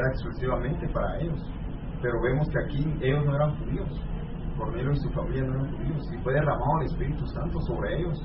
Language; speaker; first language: Spanish; native; Spanish